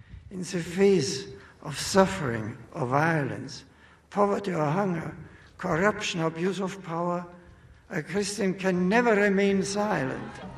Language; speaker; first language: English; non-native, fluent; German